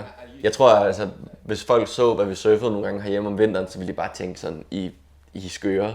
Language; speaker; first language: Danish; native; Danish